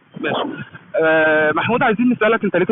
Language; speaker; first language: Arabic; native; Arabic